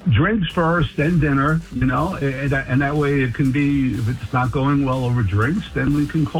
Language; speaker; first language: English; native; English